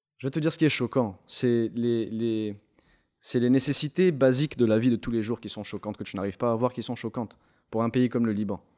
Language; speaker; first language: French; non-native, local second language; Arabic